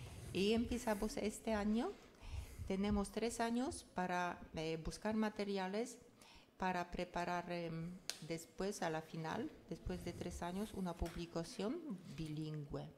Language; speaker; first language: Spanish; non-native, fluent; Polish